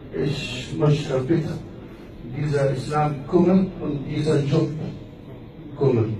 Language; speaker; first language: German; non-native, learner; Arabic